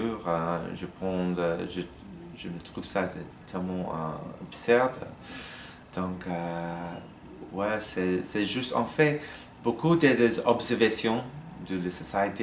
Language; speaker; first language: French; non-native, learner; English